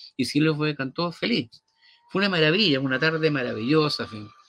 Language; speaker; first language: Spanish; native; Spanish